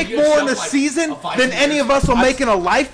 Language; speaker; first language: English; native; English